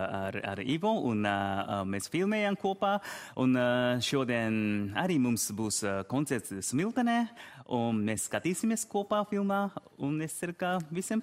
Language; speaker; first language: Latvian; non-native, learner; Japanese